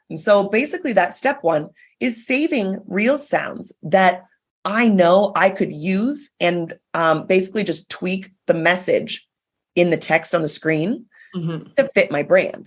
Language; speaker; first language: English; native; English